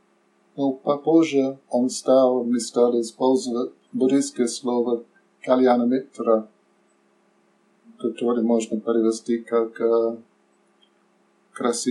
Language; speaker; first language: Russian; non-native, learner; English